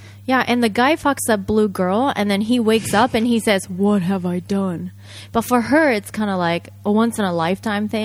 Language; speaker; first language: English; non-native, fluent; Japanese